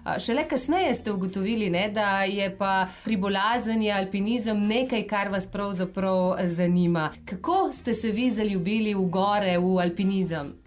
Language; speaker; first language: Slovenian; native; Slovenian